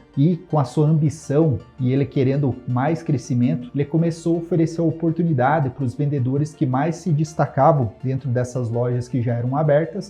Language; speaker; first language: Portuguese; native; Portuguese